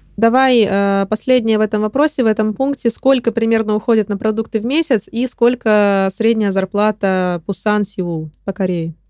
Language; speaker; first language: Russian; native; Russian